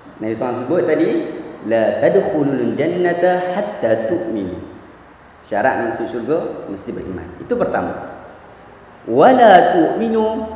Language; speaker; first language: Malay; native; Malay